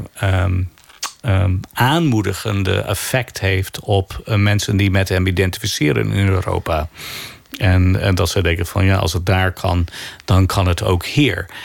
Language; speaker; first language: Dutch; non-native, fluent; English